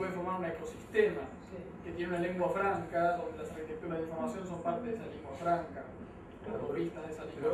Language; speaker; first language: Spanish; native; Spanish